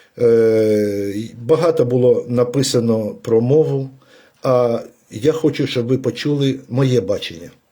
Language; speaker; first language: Ukrainian; native; Ukrainian